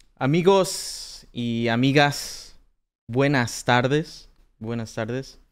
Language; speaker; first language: Spanish; native; Spanish